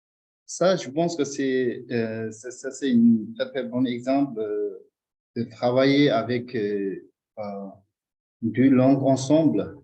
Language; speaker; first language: French; non-native, fluent; Tibetan